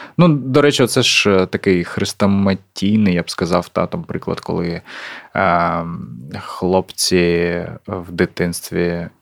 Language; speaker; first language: Ukrainian; non-native, local second language; Russian